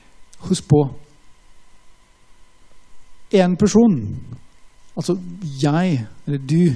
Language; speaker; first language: Norwegian; non-native, fluent; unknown